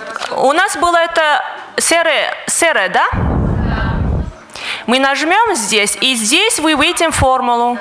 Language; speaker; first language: Russian; non-native, fluent; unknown